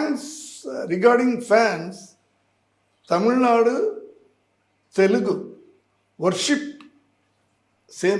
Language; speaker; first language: Telugu; non-native, learner; Tamil